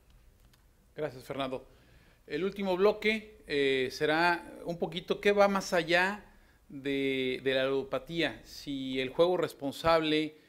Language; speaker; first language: Spanish; native; Spanish